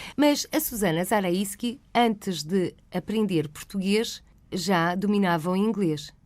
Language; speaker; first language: Portuguese; native; Portuguese